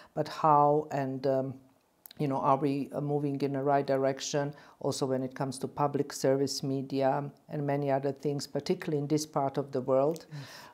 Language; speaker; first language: English; non-native, fluent; Bosnian